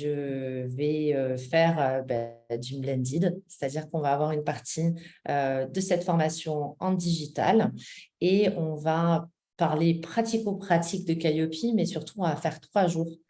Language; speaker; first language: French; native; French